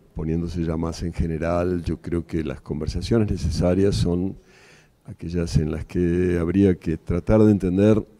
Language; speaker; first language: Spanish; native; Spanish